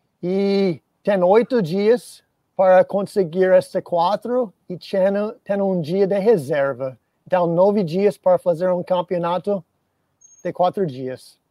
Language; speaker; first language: Portuguese; non-native, fluent; English